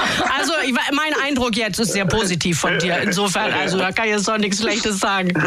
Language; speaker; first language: German; native; German